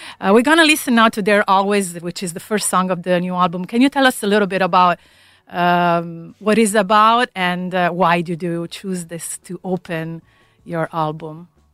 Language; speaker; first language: English; non-native, fluent; Italian